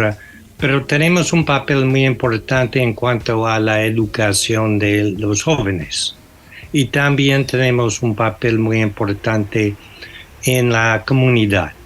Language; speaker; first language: Spanish; non-native, fluent; English